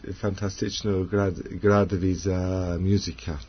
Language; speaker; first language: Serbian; non-native, learner; English